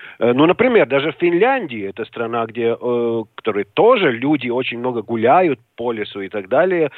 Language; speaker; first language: Russian; non-native, local second language; Latvian